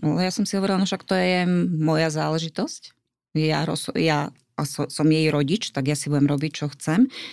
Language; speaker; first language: Slovak; native; Slovak